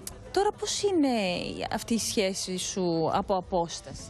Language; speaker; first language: Greek; native; Greek